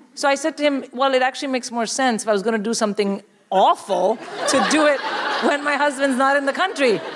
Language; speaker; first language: English; non-native, local second language; Hindi